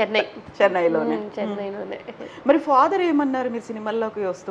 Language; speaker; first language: Telugu; native; Telugu